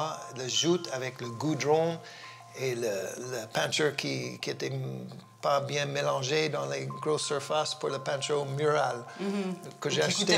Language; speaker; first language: French; non-native, fluent; English